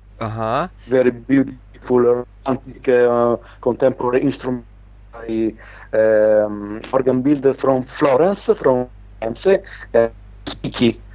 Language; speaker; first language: English; non-native, learner; Italian